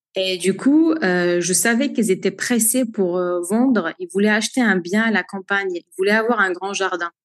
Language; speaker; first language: French; non-native, local second language; Arabic